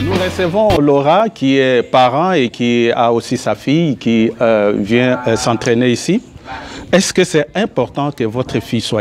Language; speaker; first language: French; native; French